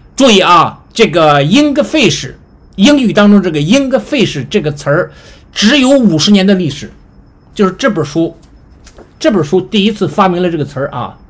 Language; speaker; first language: Chinese; native; Chinese